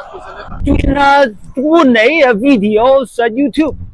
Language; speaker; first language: Welsh; non-native, learner; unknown